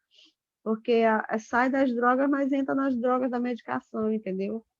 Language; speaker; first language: Portuguese; native; Portuguese